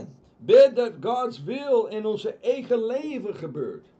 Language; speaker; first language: Dutch; non-native, fluent; English